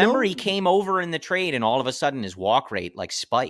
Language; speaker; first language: English; native; English